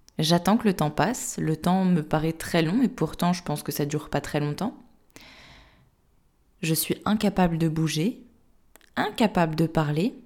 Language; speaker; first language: French; native; French